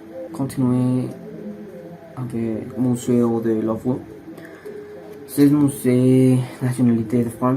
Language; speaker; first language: French; non-native, learner; Spanish